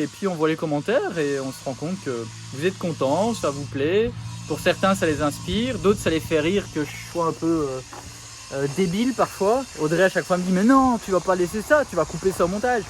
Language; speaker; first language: French; native; French